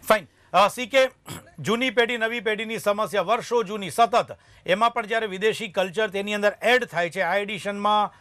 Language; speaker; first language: Gujarati; native; Gujarati